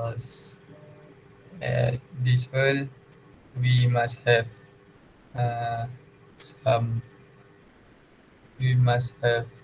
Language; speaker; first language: English; non-native, local second language; Malay